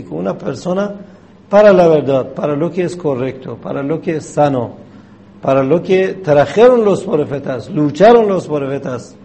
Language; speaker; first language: Spanish; non-native, fluent; Persian